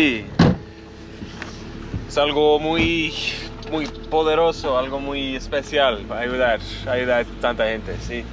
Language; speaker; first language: Spanish; non-native, learner; English